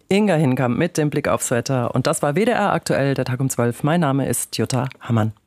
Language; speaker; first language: German; native; German